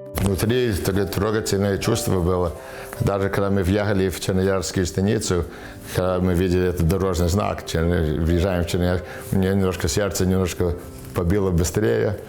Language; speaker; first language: Russian; early bilingual, heritage; Russian